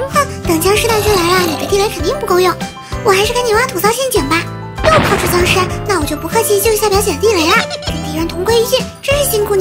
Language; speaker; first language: Chinese; native; Chinese